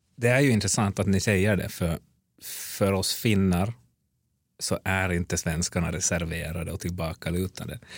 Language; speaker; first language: Swedish; native; Swedish